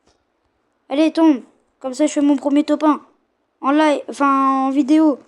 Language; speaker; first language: French; native; French